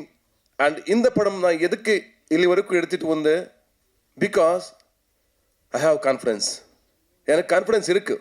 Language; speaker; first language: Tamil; non-native, learner; Kannada